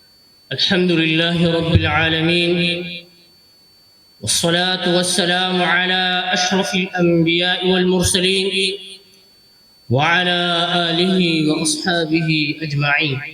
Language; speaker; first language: Arabic; non-native, learner; Urdu